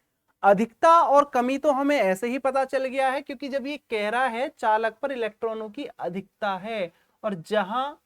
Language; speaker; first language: Hindi; native; Hindi